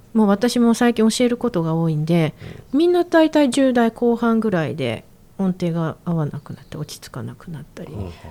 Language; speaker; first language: Japanese; native; Japanese